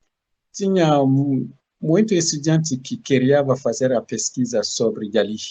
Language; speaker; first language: Portuguese; non-native, learner; Bambara